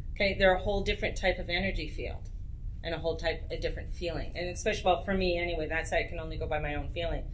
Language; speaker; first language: English; native; English